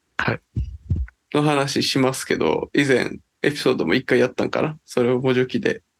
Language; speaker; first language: Japanese; native; Japanese